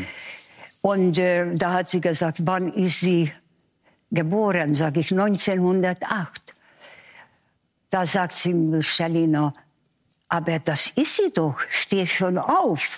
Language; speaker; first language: German; non-native, fluent; Hungarian